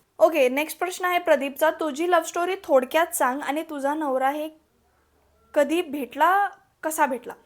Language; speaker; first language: Marathi; non-native, local second language; Malayalam